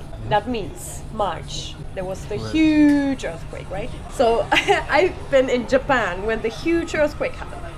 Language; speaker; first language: English; non-native, fluent; German